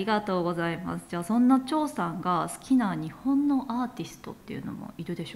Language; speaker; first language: Japanese; native; Japanese